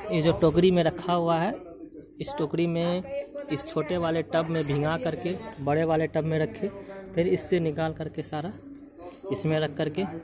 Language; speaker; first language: Hindi; native; Hindi